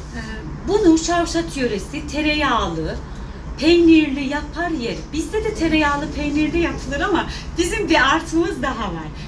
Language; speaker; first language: Turkish; native; Turkish